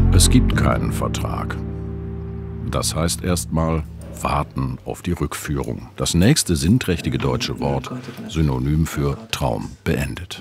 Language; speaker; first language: German; native; German